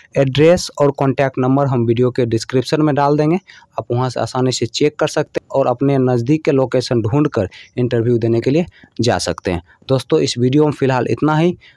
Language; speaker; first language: Hindi; native; Hindi